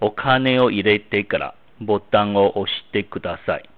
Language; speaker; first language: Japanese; non-native, fluent; Chinese